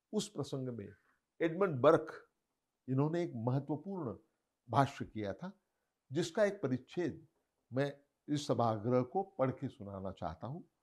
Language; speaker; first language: Hindi; non-native, local second language; Marathi